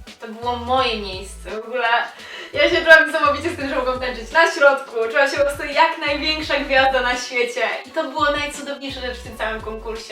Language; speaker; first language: Polish; native; Polish